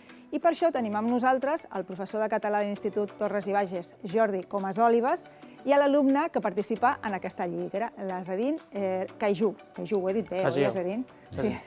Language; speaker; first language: Catalan; native; Catalan